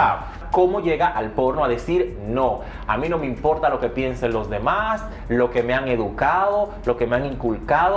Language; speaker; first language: Spanish; native; Spanish